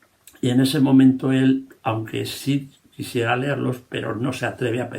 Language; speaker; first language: Spanish; native; Spanish